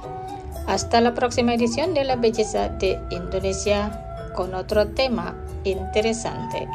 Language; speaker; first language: Spanish; non-native, fluent; Indonesian